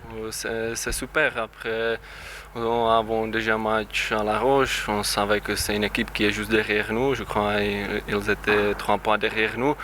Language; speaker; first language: French; non-native, fluent; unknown